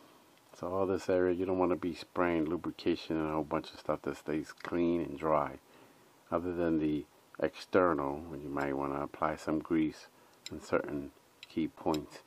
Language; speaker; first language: English; native; English